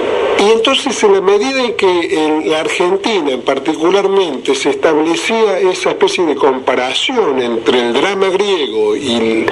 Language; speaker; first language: Spanish; native; Spanish